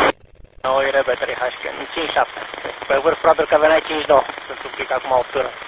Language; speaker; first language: Romanian; native; Romanian